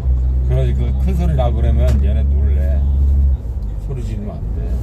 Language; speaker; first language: Korean; native; Korean